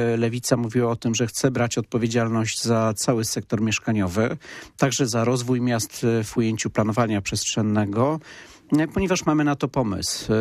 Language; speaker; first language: Polish; native; Polish